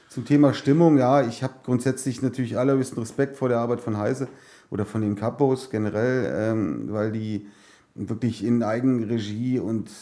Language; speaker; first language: German; native; German